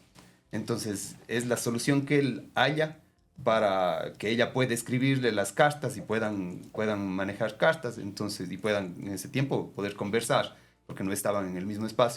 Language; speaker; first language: Spanish; native; Spanish